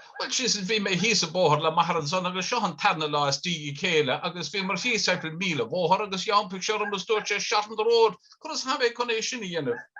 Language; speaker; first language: Irish; native; Irish